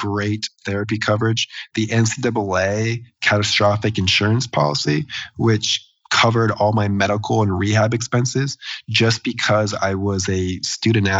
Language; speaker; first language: English; native; English